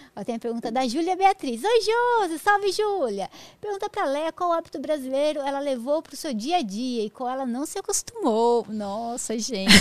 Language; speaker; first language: Portuguese; native; Portuguese